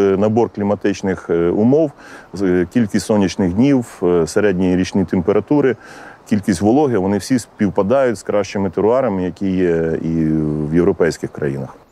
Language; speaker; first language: Ukrainian; native; Ukrainian